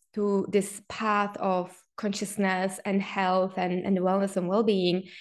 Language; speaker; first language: English; non-native, fluent; Czech